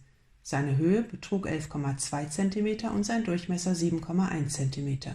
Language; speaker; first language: German; native; German